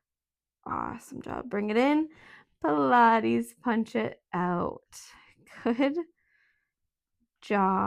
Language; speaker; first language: English; native; English